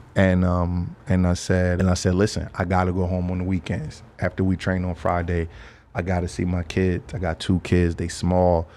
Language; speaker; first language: English; native; English